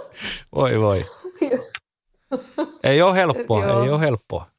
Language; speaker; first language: Finnish; native; Finnish